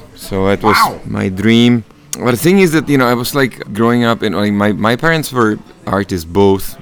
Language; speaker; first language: English; non-native, fluent; Czech